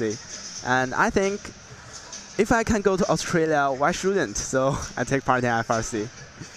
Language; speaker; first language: English; non-native, learner; Chinese